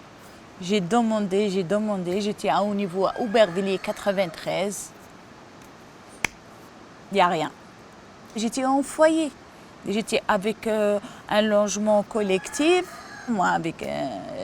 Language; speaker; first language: French; non-native, learner; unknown